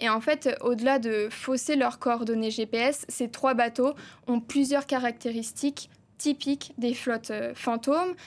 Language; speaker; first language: French; native; French